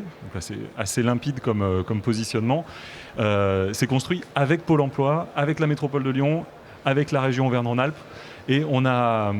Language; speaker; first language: French; native; French